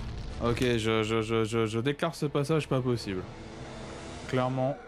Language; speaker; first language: French; native; French